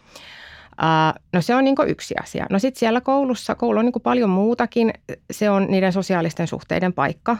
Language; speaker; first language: Finnish; native; Finnish